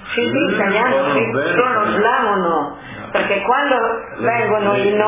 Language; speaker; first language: Italian; non-native, local second language; Slovenian